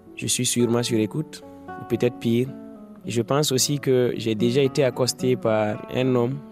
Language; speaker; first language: French; non-native, local second language; Fula